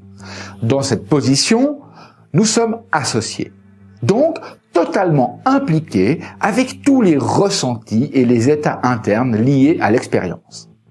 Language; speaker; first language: French; native; French